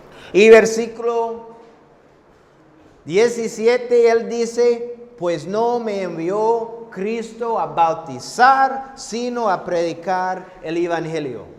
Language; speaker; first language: Spanish; non-native, fluent; English